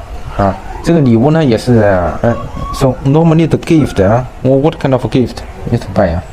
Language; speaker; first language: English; non-native, learner; Chinese